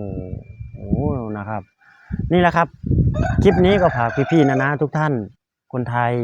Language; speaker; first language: Thai; non-native, local second language; Lao